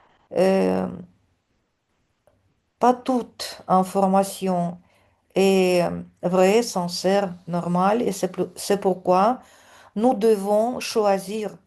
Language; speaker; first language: French; non-native, fluent; Russian